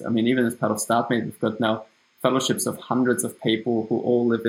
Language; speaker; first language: English; non-native, fluent; German